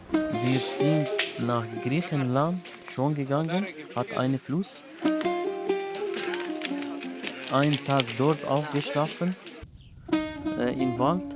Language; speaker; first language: German; non-native, learner; Arabic